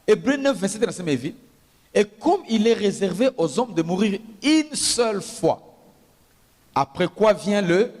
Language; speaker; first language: French; non-native, local second language; Swahili